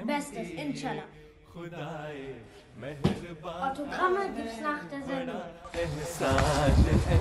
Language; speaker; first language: German; early bilingual, other home language; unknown